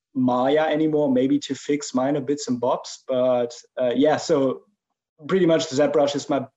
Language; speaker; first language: English; non-native, fluent; German